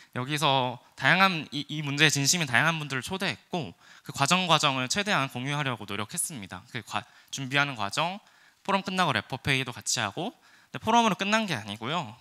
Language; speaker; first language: Korean; native; Korean